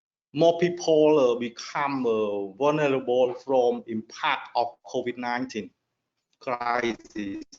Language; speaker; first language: English; non-native, learner; Khmer